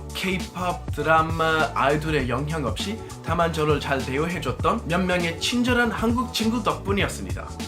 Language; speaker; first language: Korean; non-native, fluent; English